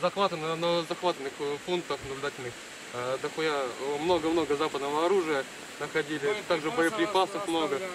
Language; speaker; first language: Russian; native; Russian